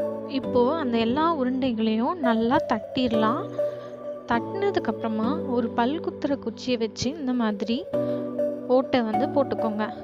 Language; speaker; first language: Tamil; native; Tamil